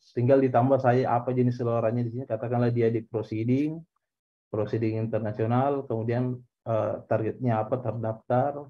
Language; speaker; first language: Indonesian; native; Indonesian